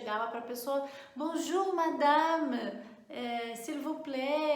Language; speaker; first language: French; non-native, fluent; Portuguese